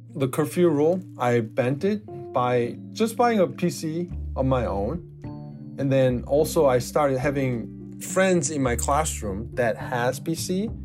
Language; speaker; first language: English; non-native, fluent; Korean